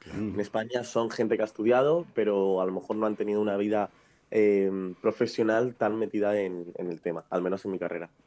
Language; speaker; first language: Spanish; native; Spanish